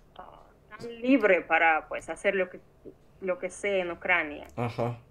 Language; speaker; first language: Spanish; non-native, fluent; Ukrainian